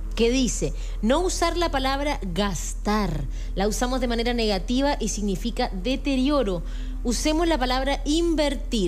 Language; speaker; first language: Spanish; native; Spanish